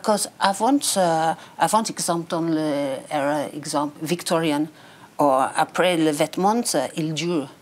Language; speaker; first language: French; non-native, learner; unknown